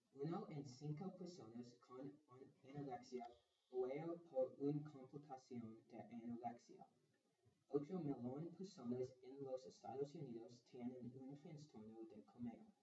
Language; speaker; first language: Spanish; non-native, learner; English